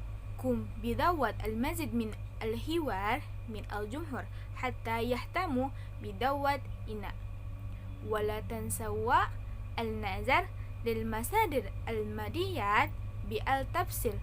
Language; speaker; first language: Arabic; non-native, learner; Indonesian